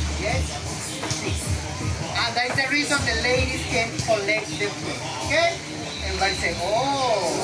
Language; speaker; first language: English; non-native, fluent; Spanish